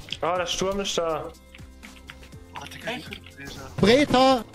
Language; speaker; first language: German; native; German